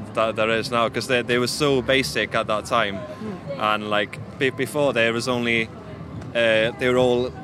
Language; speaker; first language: English; non-native, local second language; Welsh